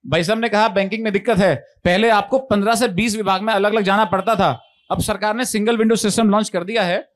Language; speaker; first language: Hindi; native; Hindi